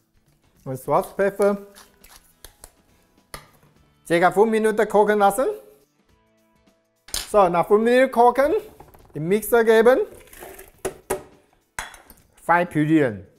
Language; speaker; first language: German; non-native, learner; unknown